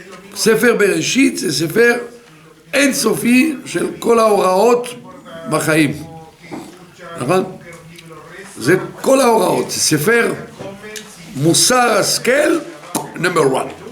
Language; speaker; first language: Hebrew; non-native, fluent; French